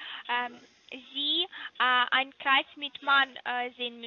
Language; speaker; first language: German; non-native, learner; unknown